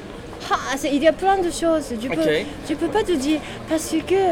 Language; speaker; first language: French; non-native, learner; Japanese